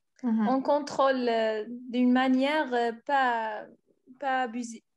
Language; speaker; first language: French; non-native, learner; Arabic